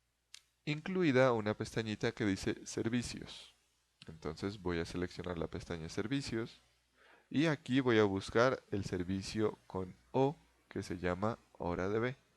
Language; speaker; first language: Spanish; native; Spanish